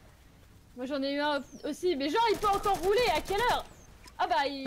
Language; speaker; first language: French; native; French